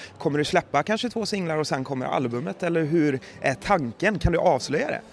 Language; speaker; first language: Swedish; native; Swedish